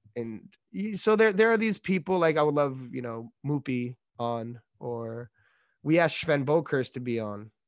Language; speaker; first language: English; native; English